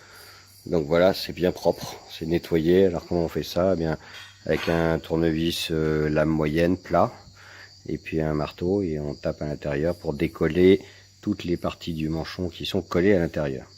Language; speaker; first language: French; native; French